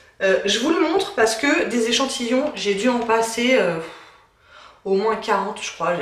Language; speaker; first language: French; native; French